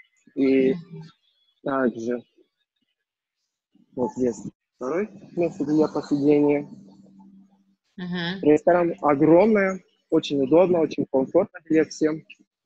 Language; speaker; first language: Russian; non-native, learner; Turkish